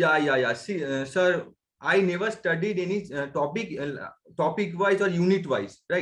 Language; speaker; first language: English; non-native, local second language; Bangla